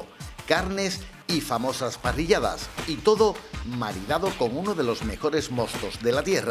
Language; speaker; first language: Spanish; native; Spanish